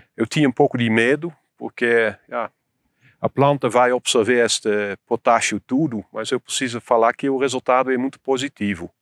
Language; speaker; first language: Portuguese; non-native, fluent; Dutch